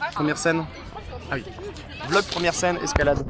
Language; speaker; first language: French; native; French